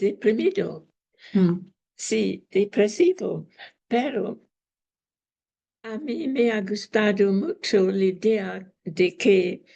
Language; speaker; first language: Spanish; non-native, learner; English